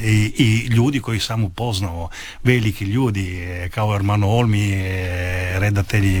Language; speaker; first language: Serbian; non-native, learner; Italian